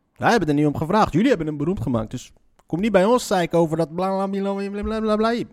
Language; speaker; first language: Dutch; early bilingual, other home language; Arabic